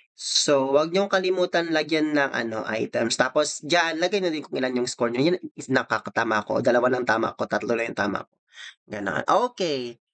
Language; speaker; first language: Filipino; non-native, local second language; Cebuano